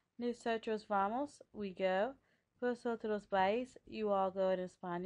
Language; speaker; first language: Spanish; non-native, fluent; English